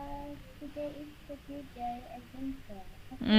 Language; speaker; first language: English; non-native, learner; Vietnamese